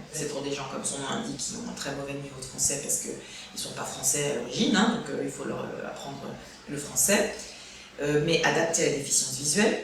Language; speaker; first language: French; native; French